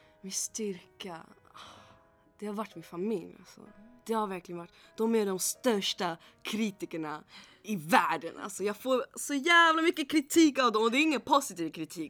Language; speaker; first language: Swedish; early bilingual, other home language; English